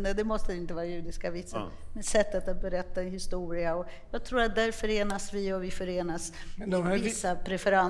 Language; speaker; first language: Swedish; non-native, fluent; Polish